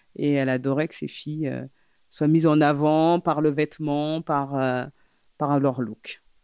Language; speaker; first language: French; early bilingual, other home language; Fula